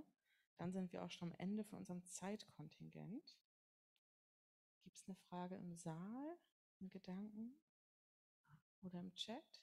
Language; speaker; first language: German; native; German